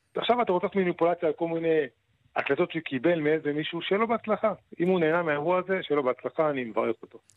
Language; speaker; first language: Hebrew; native; Hebrew